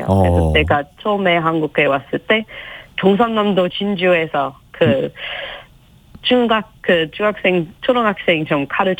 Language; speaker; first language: Korean; non-native, learner; English